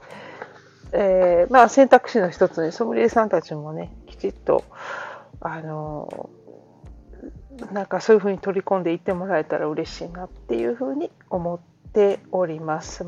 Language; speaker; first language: Japanese; native; Japanese